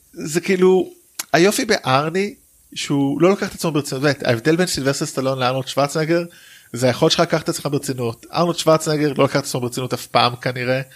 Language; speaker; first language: Hebrew; native; Hebrew